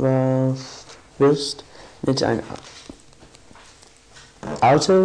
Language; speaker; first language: German; non-native, learner; English